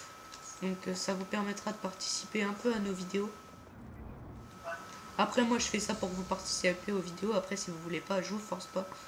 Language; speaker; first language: French; native; French